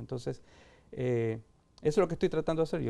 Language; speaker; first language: Spanish; native; Spanish